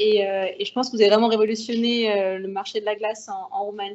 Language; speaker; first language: French; native; French